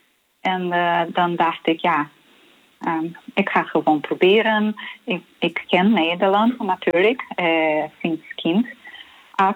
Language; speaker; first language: Dutch; non-native, fluent; Portuguese